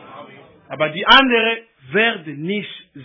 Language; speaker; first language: German; non-native, learner; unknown